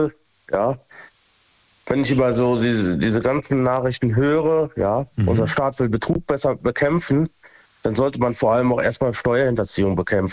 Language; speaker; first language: German; native; German